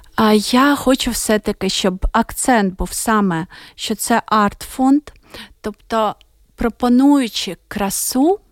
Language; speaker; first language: Ukrainian; native; Ukrainian